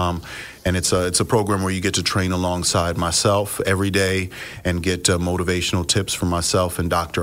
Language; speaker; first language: English; early bilingual, other home language; Russian